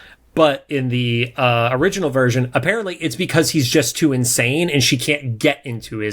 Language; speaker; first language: English; native; English